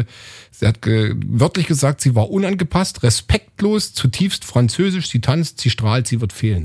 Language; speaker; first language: German; native; German